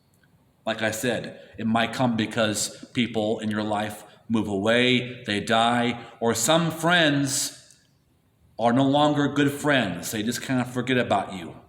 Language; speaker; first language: English; native; English